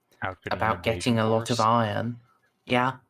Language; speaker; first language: English; native; English